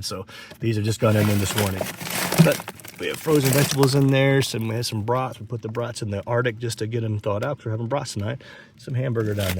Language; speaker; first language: English; native; English